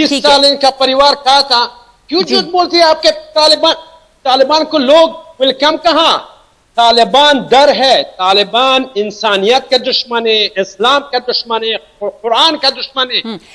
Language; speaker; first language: Hindi; non-native, fluent; Persian